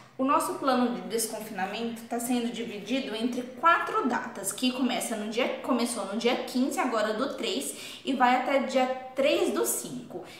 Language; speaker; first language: Portuguese; native; Portuguese